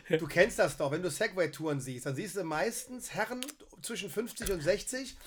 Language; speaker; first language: German; native; German